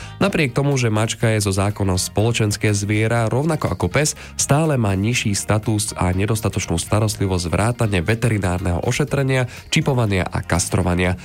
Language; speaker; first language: Slovak; native; Slovak